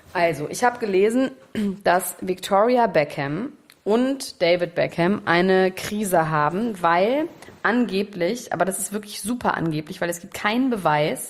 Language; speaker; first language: German; native; German